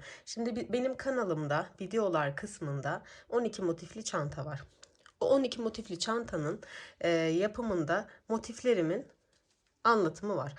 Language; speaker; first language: Turkish; native; Turkish